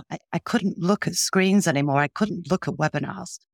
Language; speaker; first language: English; native; English